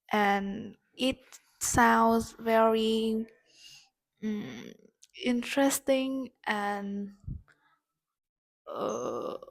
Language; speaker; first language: English; non-native, learner; Vietnamese